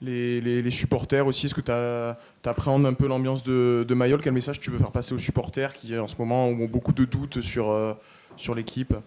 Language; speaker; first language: French; native; French